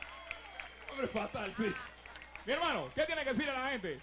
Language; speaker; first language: Spanish; native; Spanish